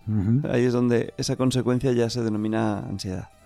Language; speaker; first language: Spanish; native; Spanish